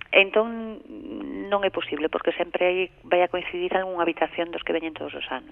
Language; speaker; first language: Galician; native; Galician